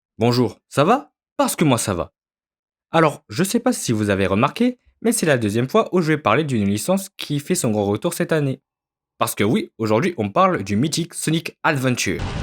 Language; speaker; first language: French; native; French